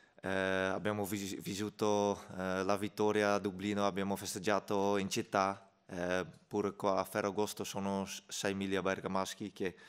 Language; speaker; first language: Italian; non-native, fluent; Dutch